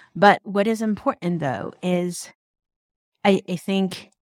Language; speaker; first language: English; non-native, local second language; Cantonese